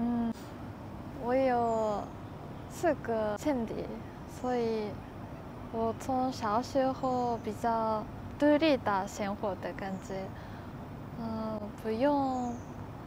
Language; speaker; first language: Chinese; non-native, learner; Japanese